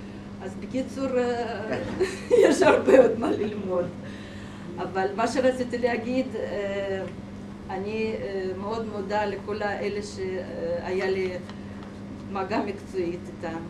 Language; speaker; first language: Hebrew; non-native, fluent; Russian